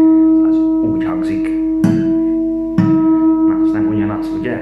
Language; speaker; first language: Hungarian; non-native, learner; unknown